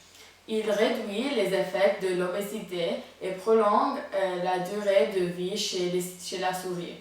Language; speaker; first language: French; non-native, learner; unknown